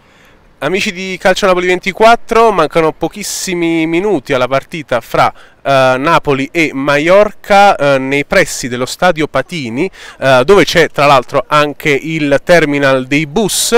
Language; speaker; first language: Italian; native; Italian